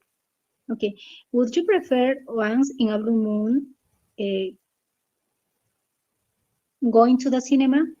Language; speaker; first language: English; non-native, learner; Spanish